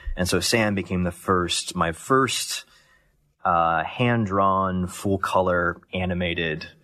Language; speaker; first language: English; native; English